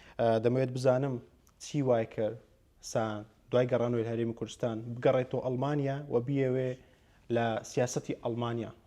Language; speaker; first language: Central Kurdish; native; Central Kurdish